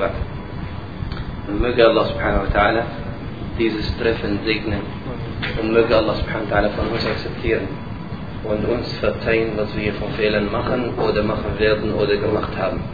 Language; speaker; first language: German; non-native, learner; Arabic